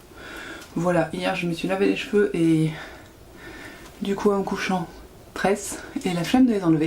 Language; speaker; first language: French; native; French